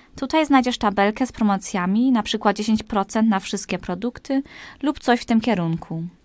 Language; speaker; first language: Polish; early bilingual, heritage; Polish